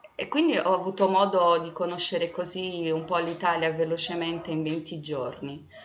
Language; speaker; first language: Italian; early bilingual, other home language; Portuguese